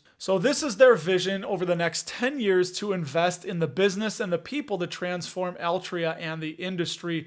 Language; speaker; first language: English; native; English